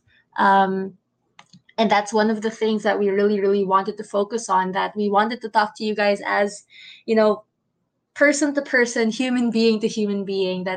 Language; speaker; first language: English; non-native, local second language; Filipino